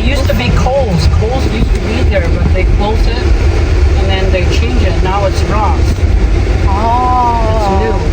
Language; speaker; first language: English; early bilingual, other home language; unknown